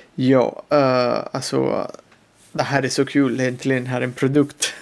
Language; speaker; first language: Swedish; non-native, fluent; Italian